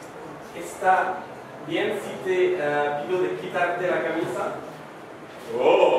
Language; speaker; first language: Spanish; non-native, fluent; French